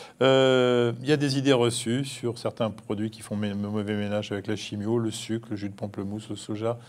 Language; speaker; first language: French; native; French